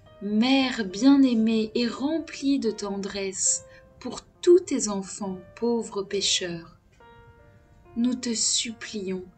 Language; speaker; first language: French; native; French